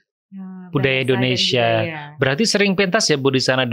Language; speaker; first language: Indonesian; native; Indonesian